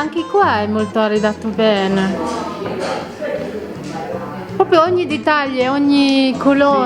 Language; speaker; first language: Italian; non-native, learner; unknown